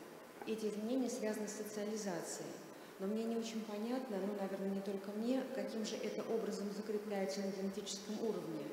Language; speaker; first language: Russian; native; Russian